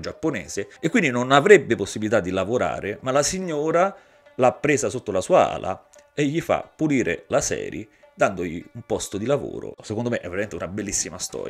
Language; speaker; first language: Italian; native; Italian